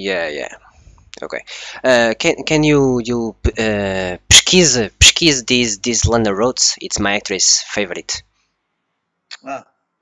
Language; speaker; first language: English; non-native, learner; Portuguese